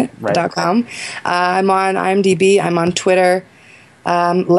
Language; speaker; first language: English; native; English